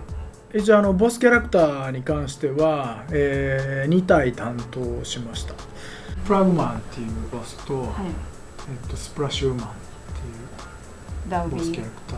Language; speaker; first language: Japanese; native; Japanese